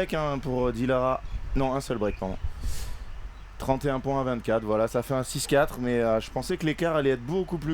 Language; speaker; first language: French; native; French